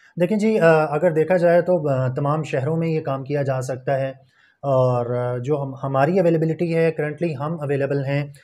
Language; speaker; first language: Urdu; non-native, local second language; Punjabi